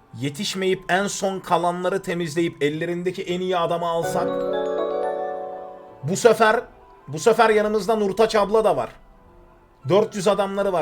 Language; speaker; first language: Turkish; native; Turkish